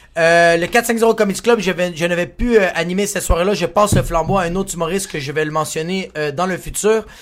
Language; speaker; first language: French; native; French